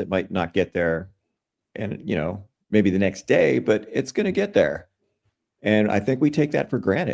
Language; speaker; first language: English; native; English